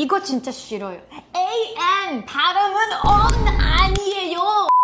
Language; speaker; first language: Korean; non-native, fluent; English